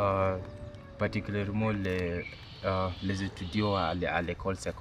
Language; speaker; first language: French; non-native, learner; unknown